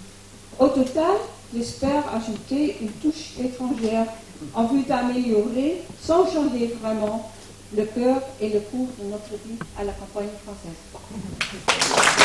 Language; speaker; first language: French; non-native, fluent; Dutch